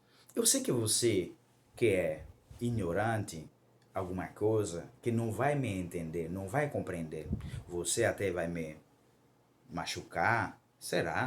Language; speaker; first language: Portuguese; non-native, local second language; Haitian Creole